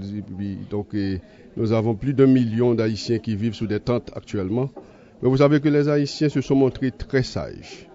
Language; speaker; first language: French; native; French